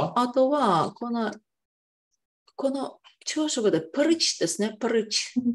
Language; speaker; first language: Japanese; non-native, fluent; Tatar